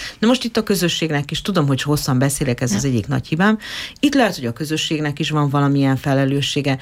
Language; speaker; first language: Hungarian; native; Hungarian